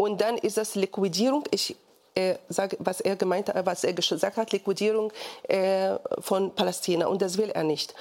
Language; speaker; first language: German; non-native, fluent; Arabic